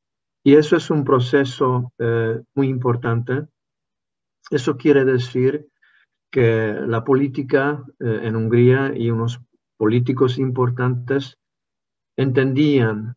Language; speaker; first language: Spanish; non-native, fluent; Hungarian